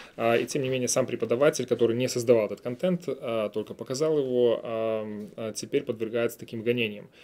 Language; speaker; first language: Russian; native; Russian